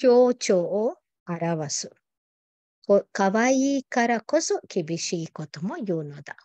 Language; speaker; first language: Japanese; non-native, fluent; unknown